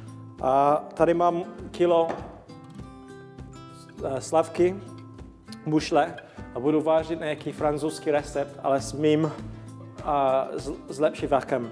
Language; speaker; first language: Czech; non-native, learner; English